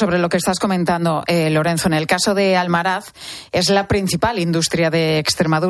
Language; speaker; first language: Spanish; native; Spanish